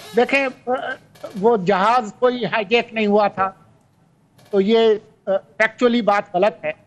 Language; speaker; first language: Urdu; non-native, local second language; Sindhi